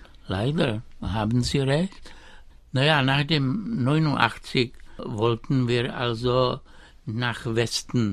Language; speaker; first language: German; non-native, fluent; Czech